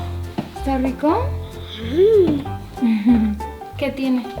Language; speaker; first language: Spanish; native; Spanish